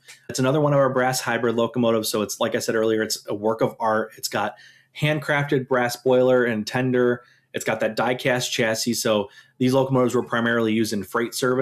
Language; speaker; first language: English; native; English